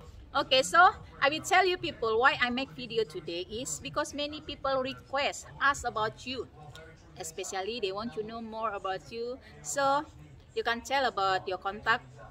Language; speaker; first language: English; non-native, learner; Indonesian